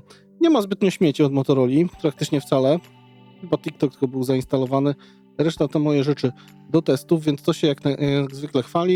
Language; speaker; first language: Polish; native; Polish